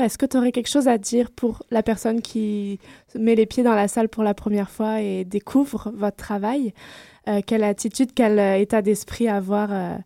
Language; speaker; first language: French; native; French